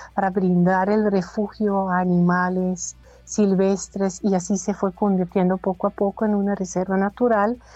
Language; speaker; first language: Spanish; non-native, fluent; German